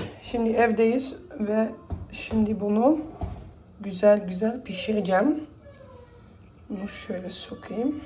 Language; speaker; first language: Turkish; early bilingual, heritage; Turkish